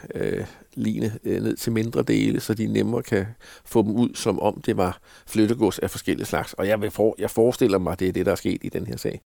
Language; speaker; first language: Danish; native; Danish